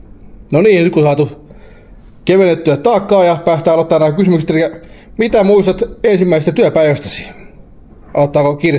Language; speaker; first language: Finnish; native; Finnish